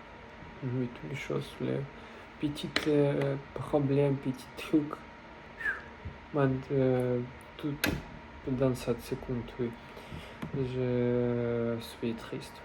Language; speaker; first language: French; non-native, learner; Russian